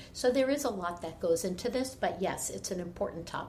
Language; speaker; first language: English; native; English